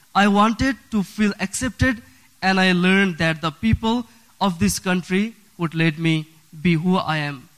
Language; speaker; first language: English; non-native, fluent; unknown